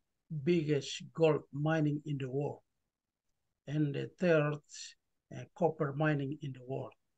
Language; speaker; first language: English; non-native, learner; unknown